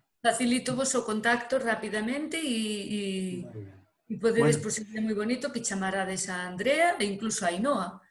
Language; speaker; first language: Galician; native; Galician